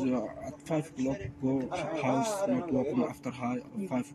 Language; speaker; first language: English; non-native, learner; Arabic